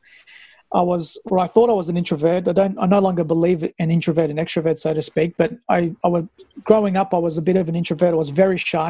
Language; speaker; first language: English; early bilingual, other home language; Persian